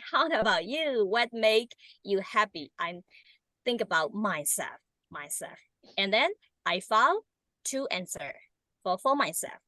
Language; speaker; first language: English; non-native, learner; Burmese